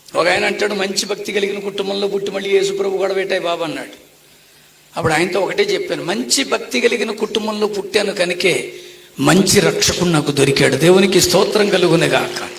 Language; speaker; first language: Telugu; non-native, local second language; Tamil